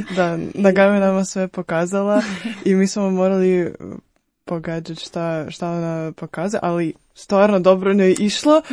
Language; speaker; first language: Croatian; non-native, fluent; Ukrainian